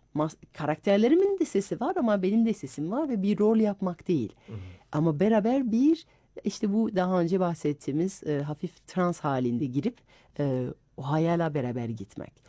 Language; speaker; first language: Turkish; non-native, fluent; French